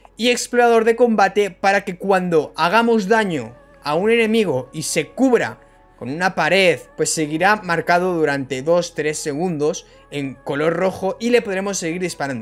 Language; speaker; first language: Spanish; native; Spanish